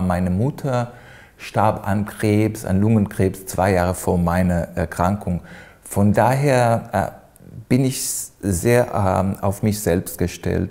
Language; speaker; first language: German; non-native, fluent; Hebrew